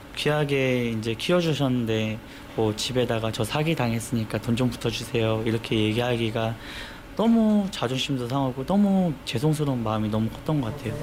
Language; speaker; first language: Korean; native; Korean